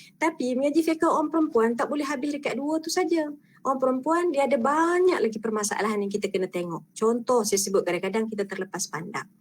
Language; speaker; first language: Malay; native; Malay